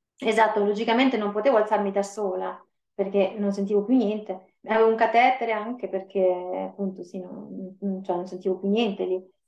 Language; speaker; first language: Italian; native; Italian